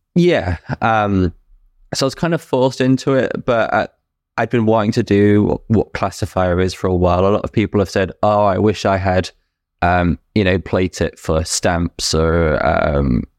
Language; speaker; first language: English; native; English